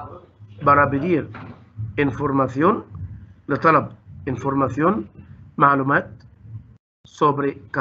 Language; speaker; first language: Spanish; non-native, fluent; Arabic